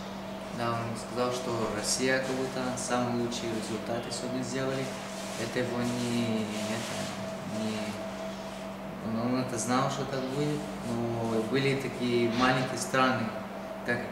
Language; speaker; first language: Russian; early bilingual, heritage; Hebrew